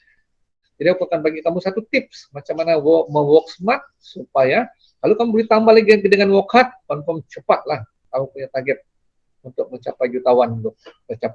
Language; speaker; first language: Indonesian; non-native, local second language; Malay